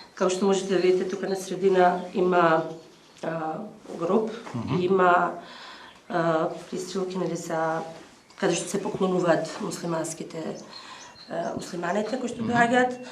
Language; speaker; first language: Macedonian; native; Macedonian